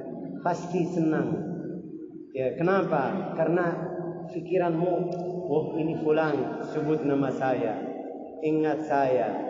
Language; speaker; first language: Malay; non-native, learner; Arabic